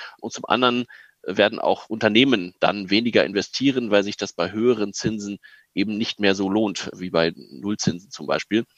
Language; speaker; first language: German; native; German